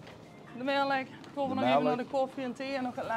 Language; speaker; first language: Dutch; native; Dutch